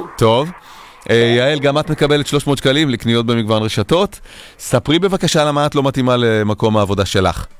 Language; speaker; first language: Hebrew; native; Hebrew